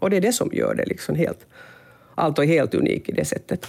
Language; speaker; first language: Swedish; non-native, local second language; Finnish